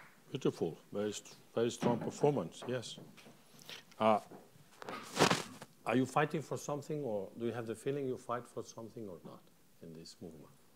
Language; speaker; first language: English; non-native, fluent; Catalan